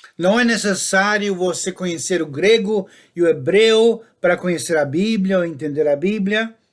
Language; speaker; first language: Portuguese; non-native, fluent; English